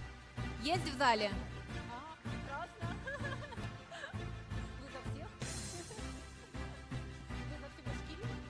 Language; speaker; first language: Russian; native; Russian